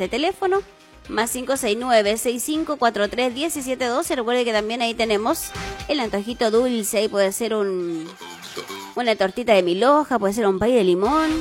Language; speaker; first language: Spanish; native; Spanish